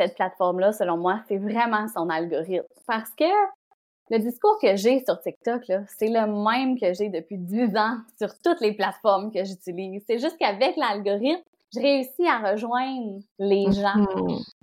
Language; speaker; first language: French; native; French